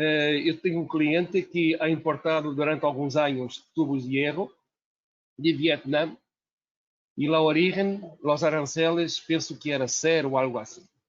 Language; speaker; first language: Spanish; non-native, learner; Portuguese